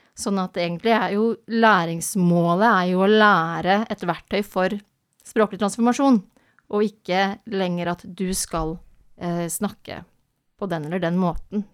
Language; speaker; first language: Norwegian; native; Norwegian